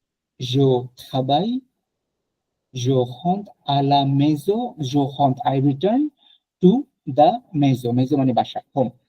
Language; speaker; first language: French; non-native, fluent; Bangla